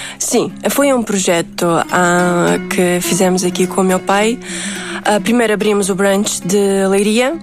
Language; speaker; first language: Portuguese; early bilingual, other home language; Uzbek